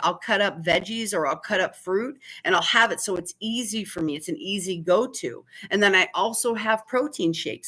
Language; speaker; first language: English; native; English